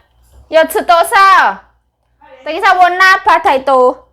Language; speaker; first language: Chinese; non-native, learner; Javanese